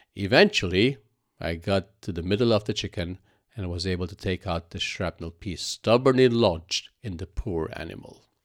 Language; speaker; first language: English; non-native, fluent; Arabic